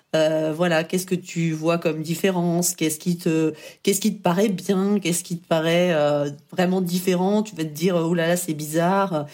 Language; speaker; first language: French; native; French